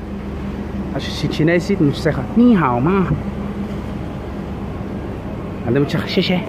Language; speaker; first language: Dutch; early bilingual, other home language; Arabic